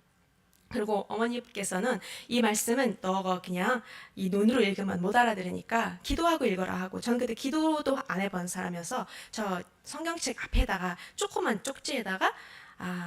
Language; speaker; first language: Korean; non-native, fluent; Mongolian